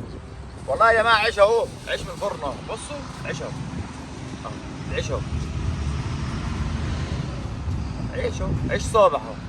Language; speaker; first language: Arabic; native; Arabic